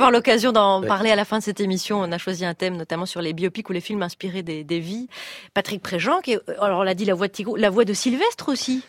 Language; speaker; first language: French; native; French